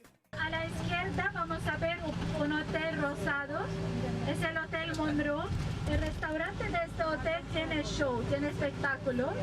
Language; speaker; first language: Spanish; non-native, fluent; Arabic